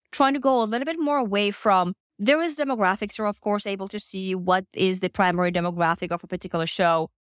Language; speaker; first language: English; non-native, fluent; Finnish